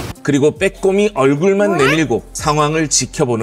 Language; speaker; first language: Korean; native; Korean